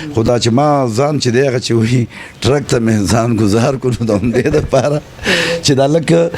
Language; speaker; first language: Pashto; native; Pashto